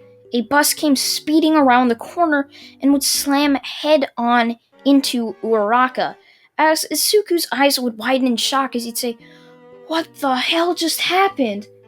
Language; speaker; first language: English; native; English